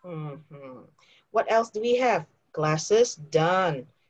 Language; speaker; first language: English; non-native, fluent; Indonesian